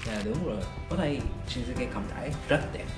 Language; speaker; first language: Vietnamese; non-native, learner; Japanese